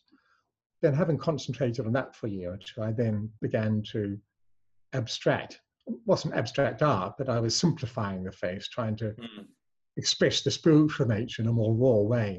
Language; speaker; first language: English; native; English